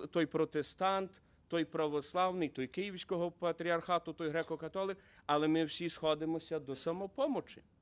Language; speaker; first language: Ukrainian; native; Ukrainian